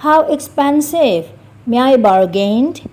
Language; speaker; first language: English; non-native, fluent; Indonesian